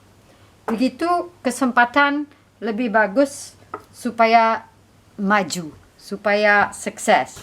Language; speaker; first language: Indonesian; non-native, fluent; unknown